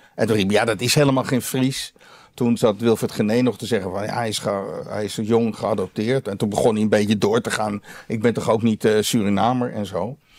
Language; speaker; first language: Dutch; native; Dutch